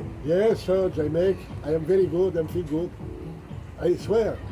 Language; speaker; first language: English; non-native, learner; French